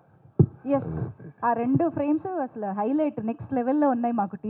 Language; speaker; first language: Telugu; native; Telugu